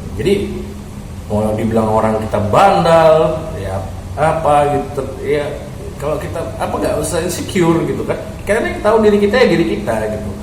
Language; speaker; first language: Indonesian; native; Indonesian